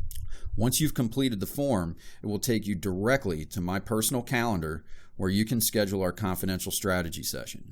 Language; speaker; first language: English; native; English